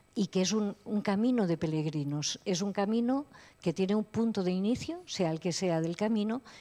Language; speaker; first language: Spanish; native; Spanish